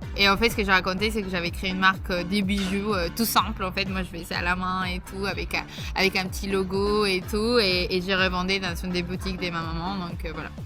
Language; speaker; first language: French; non-native, fluent; Spanish